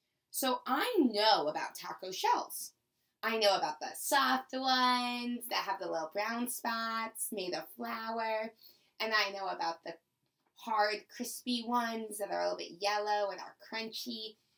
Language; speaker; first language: English; native; English